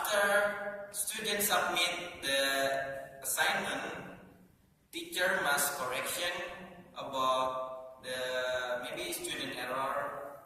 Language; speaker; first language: English; non-native, learner; Indonesian